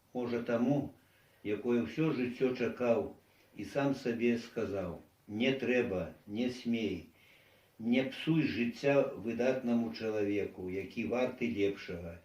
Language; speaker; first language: Belarusian; non-native, local second language; Russian